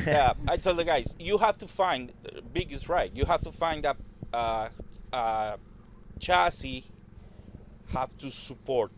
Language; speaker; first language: English; non-native, learner; Spanish